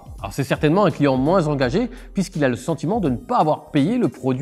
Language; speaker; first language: French; native; French